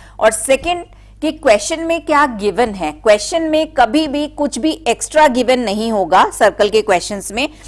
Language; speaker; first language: Hindi; native; Hindi